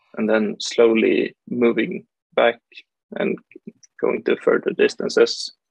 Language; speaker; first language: English; non-native, fluent; Swedish